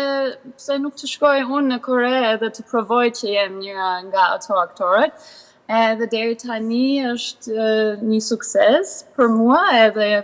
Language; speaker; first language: Albanian; early bilingual, heritage; Albanian